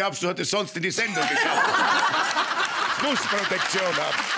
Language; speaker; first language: German; native; German